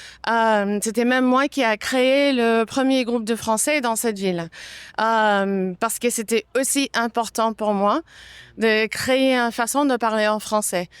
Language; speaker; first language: French; non-native, fluent; English